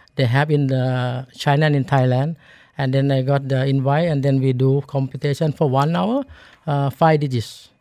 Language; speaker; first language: English; non-native, learner; Thai